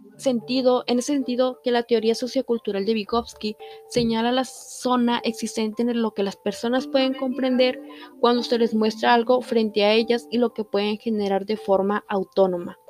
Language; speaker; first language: Spanish; native; Spanish